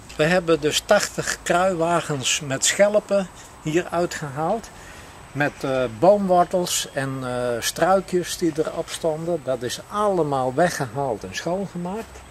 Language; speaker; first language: Dutch; native; Dutch